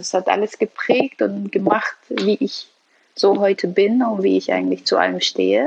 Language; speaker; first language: German; early bilingual, other home language; Persian